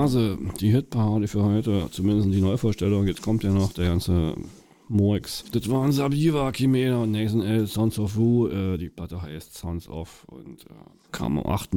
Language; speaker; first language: German; native; German